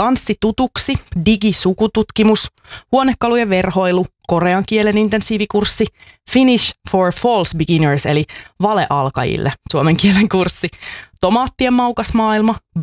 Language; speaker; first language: Finnish; native; Finnish